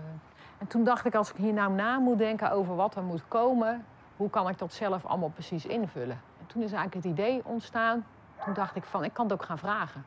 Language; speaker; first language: Dutch; native; Dutch